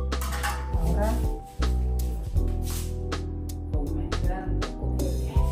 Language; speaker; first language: Spanish; non-native, learner; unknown